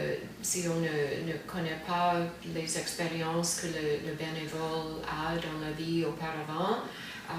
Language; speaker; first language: French; non-native, fluent; English